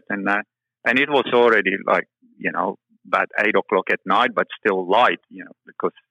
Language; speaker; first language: English; non-native, fluent; Czech